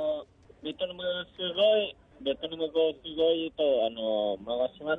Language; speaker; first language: Japanese; non-native, learner; Vietnamese